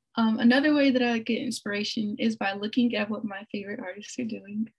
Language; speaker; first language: English; native; English